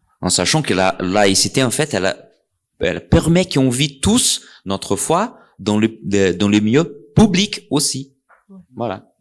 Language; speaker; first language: French; non-native, fluent; Portuguese